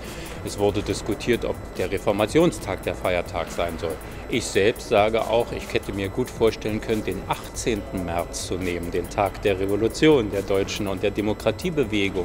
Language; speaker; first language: German; native; German